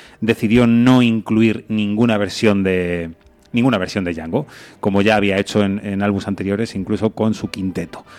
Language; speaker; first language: Spanish; native; Spanish